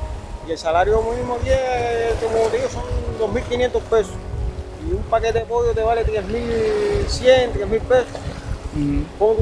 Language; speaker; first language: Spanish; native; Spanish